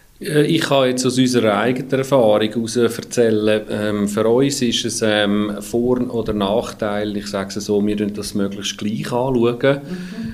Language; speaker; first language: German; native; German